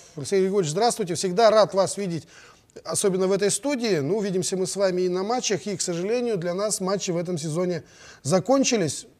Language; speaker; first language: Russian; native; Russian